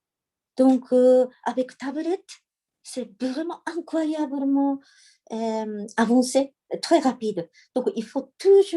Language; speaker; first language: French; non-native, learner; Japanese